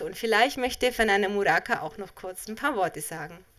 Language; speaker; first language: German; native; German